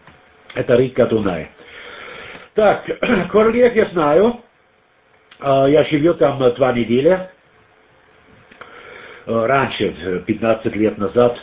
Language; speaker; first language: Russian; non-native, learner; German